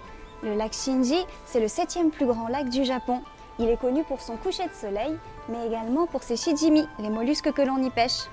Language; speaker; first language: French; native; French